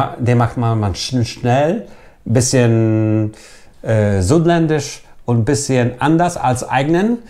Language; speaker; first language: German; non-native, fluent; Polish